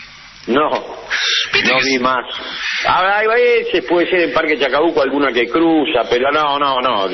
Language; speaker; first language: Spanish; native; Spanish